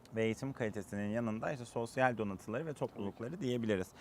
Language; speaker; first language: Turkish; native; Turkish